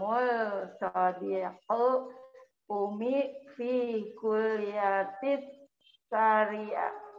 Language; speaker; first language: Arabic; non-native, learner; Indonesian